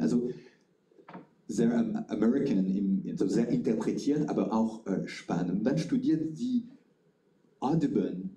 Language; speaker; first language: German; non-native, fluent; French